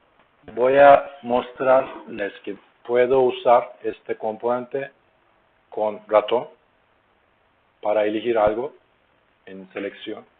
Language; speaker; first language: Spanish; non-native, learner; Turkish